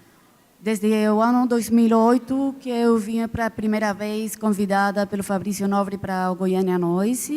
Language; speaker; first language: Portuguese; non-native, fluent; Spanish